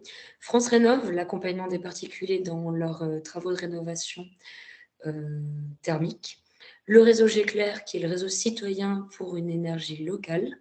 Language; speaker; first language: French; native; French